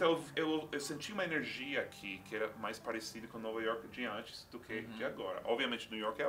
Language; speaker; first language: Portuguese; non-native, fluent; English